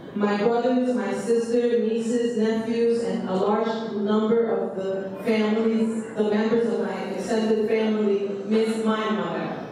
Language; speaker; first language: English; native; English